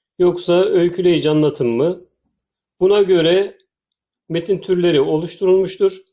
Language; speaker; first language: Turkish; native; Turkish